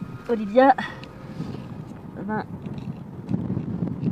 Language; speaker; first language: French; native; French